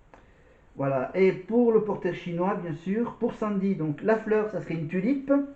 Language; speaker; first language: French; native; French